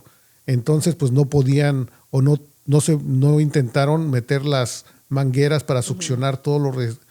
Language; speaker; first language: Spanish; native; Spanish